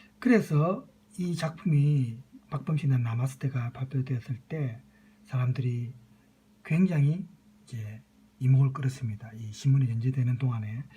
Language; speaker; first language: Korean; native; Korean